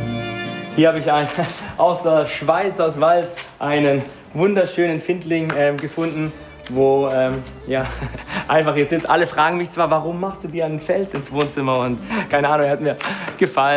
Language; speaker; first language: German; native; German